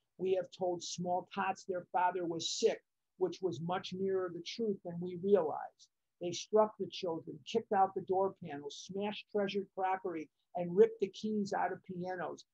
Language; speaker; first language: English; native; English